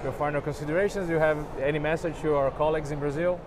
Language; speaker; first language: English; non-native, fluent; Portuguese